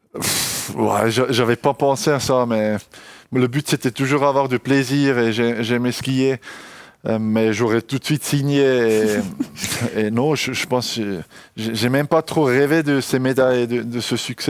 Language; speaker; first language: French; non-native, local second language; German